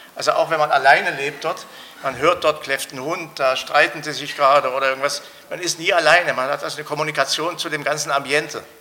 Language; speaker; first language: German; native; German